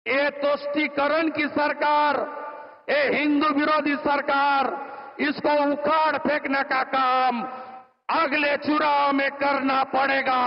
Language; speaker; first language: Hindi; non-native, local second language; Bangla